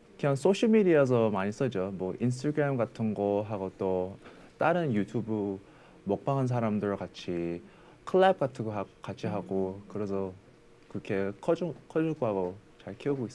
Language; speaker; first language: Korean; early bilingual, heritage; English